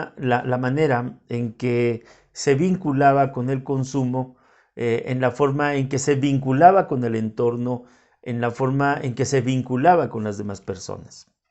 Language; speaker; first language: Spanish; native; Spanish